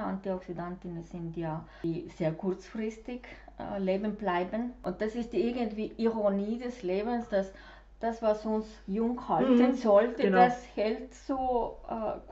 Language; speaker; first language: German; non-native, fluent; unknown